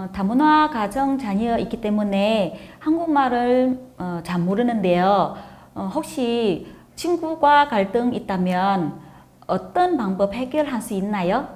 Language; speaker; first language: Korean; non-native, fluent; Vietnamese